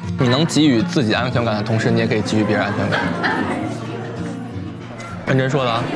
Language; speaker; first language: Chinese; native; Chinese